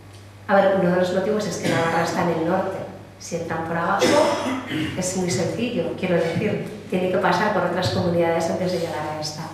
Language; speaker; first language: Spanish; native; Spanish